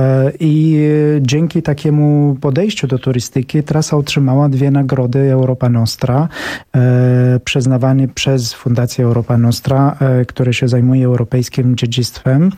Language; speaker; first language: Polish; non-native, fluent; Romanian